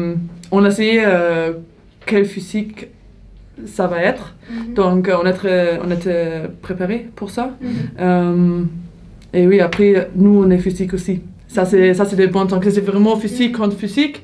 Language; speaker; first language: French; non-native, learner; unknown